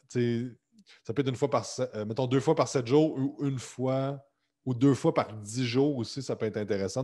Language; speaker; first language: French; native; French